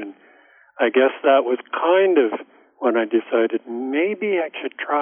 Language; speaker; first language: English; native; English